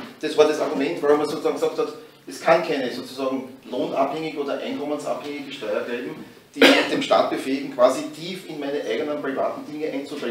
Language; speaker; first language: German; native; German